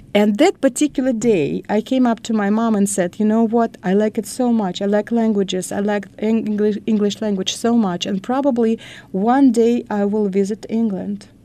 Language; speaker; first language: English; non-native, fluent; Russian